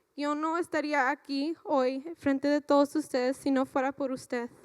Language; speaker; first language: Spanish; early bilingual, heritage; Spanish